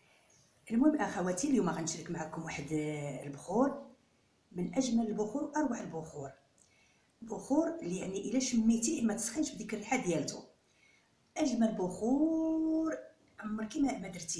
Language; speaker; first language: Arabic; native; Arabic